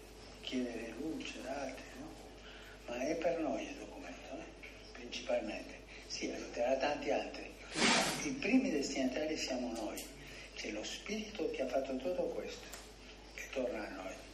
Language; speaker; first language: Italian; non-native, fluent; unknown